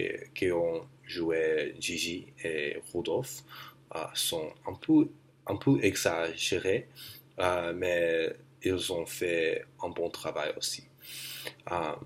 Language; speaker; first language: French; non-native, learner; English